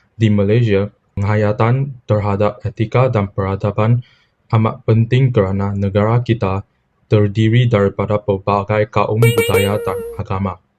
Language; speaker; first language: Malay; non-native, local second language; Chinese